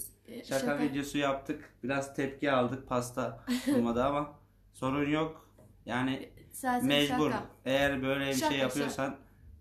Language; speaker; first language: Turkish; native; Turkish